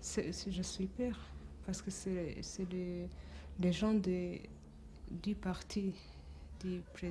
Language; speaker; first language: French; non-native, learner; Kinyarwanda